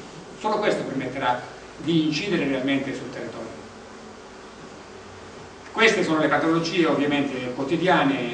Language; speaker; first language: Italian; native; Italian